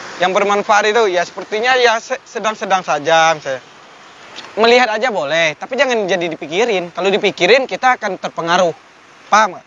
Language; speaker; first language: Indonesian; non-native, local second language; Minangkabau